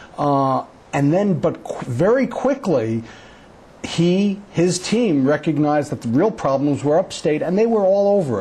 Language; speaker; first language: English; native; English